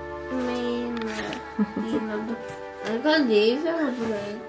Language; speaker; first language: Dutch; non-native, learner; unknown